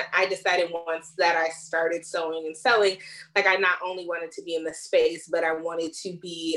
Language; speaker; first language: English; native; English